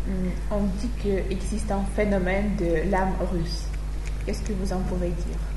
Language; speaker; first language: French; non-native, learner; Russian